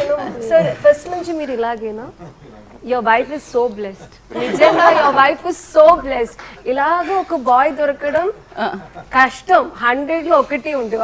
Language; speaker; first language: Telugu; non-native, learner; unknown